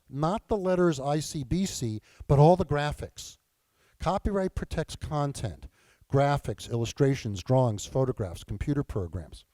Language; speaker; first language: English; native; English